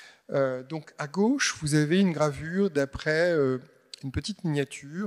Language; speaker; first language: French; native; French